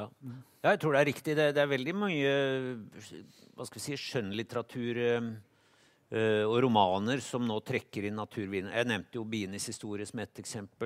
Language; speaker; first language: Norwegian; native; Norwegian